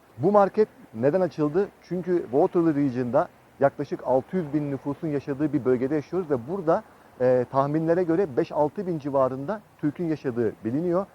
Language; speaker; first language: Turkish; native; Turkish